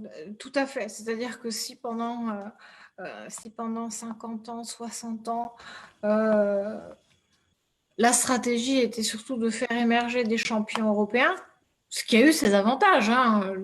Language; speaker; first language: French; native; French